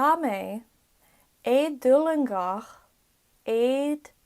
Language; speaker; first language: Irish; non-native, learner; English